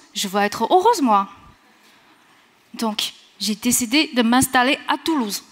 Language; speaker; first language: French; non-native, fluent; Chinese